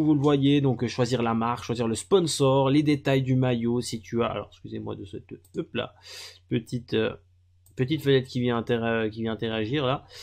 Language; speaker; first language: French; native; French